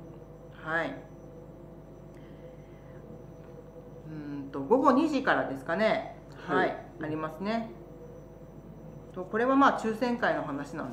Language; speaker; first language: Japanese; native; Japanese